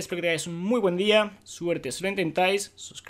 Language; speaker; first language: Spanish; native; Spanish